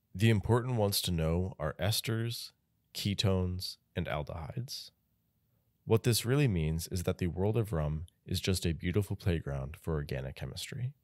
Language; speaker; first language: English; native; English